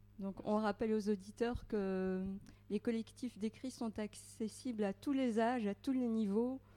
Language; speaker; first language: French; native; French